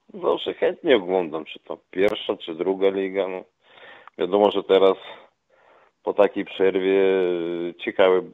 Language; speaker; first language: Polish; non-native, fluent; Russian